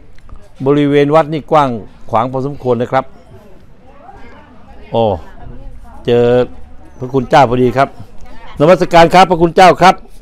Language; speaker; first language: Thai; native; Thai